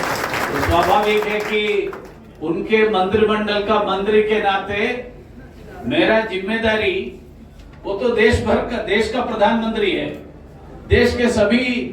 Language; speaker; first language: Hindi; non-native, local second language; Malayalam